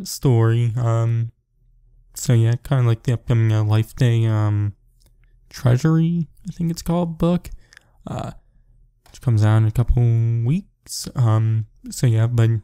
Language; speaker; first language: English; native; English